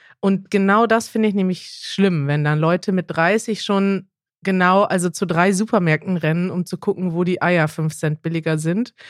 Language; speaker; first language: German; native; German